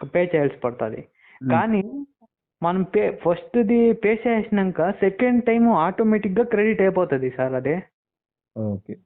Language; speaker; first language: Telugu; non-native, local second language; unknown